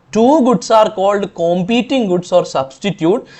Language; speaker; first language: English; non-native, local second language; Malayalam